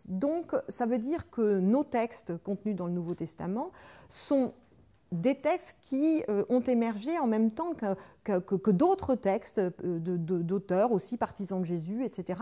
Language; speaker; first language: French; native; French